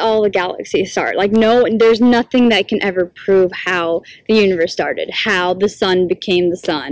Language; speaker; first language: English; native; English